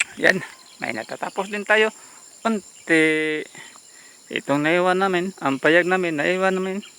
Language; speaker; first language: Filipino; non-native, local second language; Cebuano